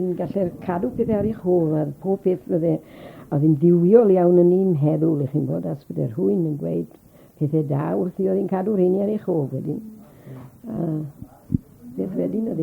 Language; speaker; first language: Welsh; native; Welsh